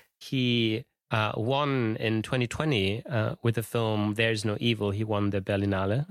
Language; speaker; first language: English; non-native, fluent; German